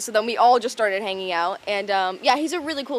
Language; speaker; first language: English; native; English